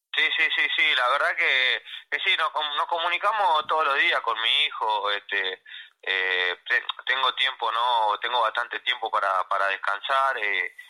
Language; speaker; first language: Spanish; native; Spanish